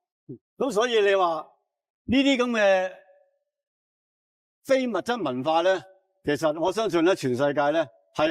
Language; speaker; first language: Cantonese; native; Cantonese